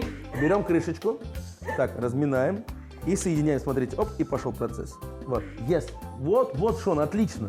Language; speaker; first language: Russian; native; Russian